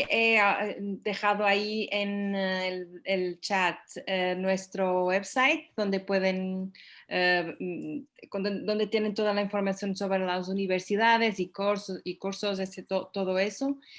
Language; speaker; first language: Spanish; non-native, fluent; Portuguese